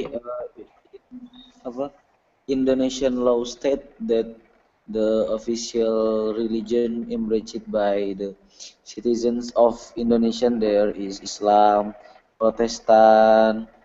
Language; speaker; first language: English; non-native, learner; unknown